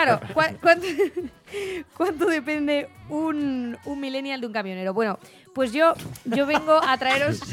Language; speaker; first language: Spanish; native; Spanish